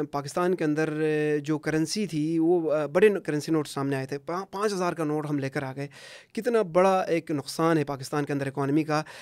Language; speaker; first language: Urdu; non-native, local second language; Punjabi